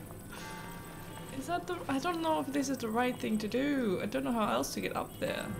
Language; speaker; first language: English; non-native, fluent; German